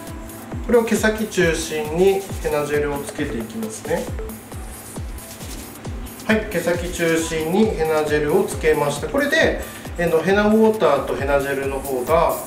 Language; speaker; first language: Japanese; native; Japanese